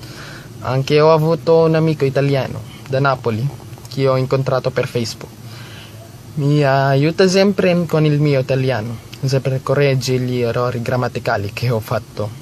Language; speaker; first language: Italian; non-native, learner; Filipino